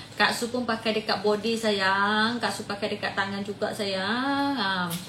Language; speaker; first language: Malay; native; Malay